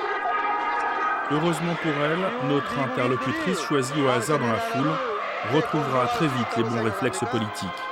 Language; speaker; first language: French; native; French